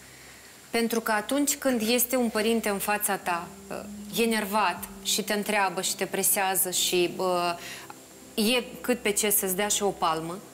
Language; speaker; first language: Romanian; native; Romanian